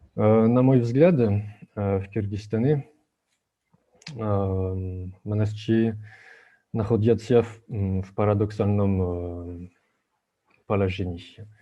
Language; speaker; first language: Russian; non-native, fluent; French